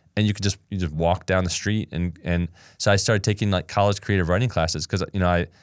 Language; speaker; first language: English; native; English